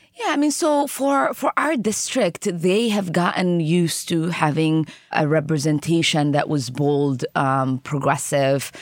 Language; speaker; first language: English; early bilingual, other home language; Somali